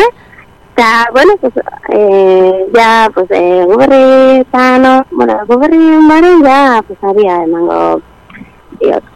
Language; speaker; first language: Basque; non-native, local second language; Spanish